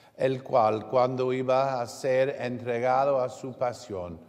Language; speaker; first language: Spanish; non-native, learner; English